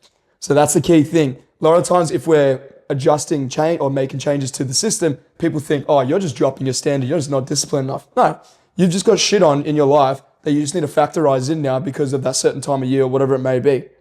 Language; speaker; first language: English; native; English